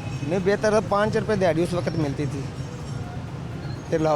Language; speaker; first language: Hindi; non-native, local second language; Punjabi